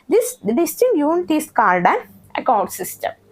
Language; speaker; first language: English; non-native, local second language; Malayalam